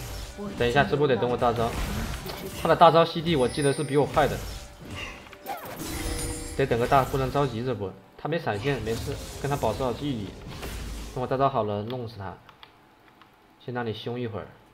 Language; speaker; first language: Chinese; native; Chinese